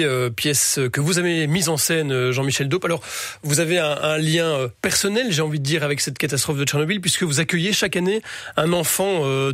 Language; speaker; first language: French; native; French